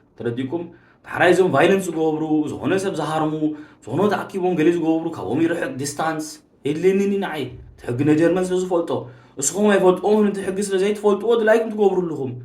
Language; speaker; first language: Tigrinya; early bilingual, heritage; Tigrinya